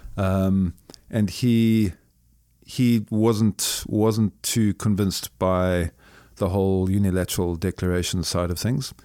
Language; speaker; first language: English; native; English